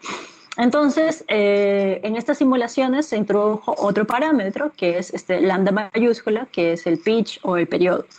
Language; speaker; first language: Spanish; native; Spanish